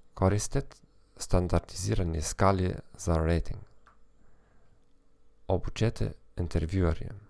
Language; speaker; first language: Macedonian; non-native, fluent; German